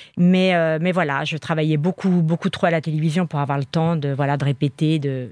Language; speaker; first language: French; native; French